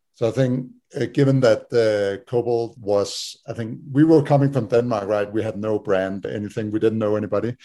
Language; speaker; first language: English; non-native, fluent; Danish